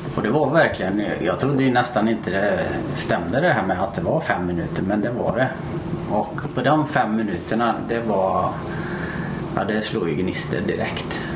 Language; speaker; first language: Swedish; native; Swedish